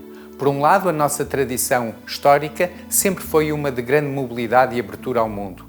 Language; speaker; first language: Portuguese; native; Portuguese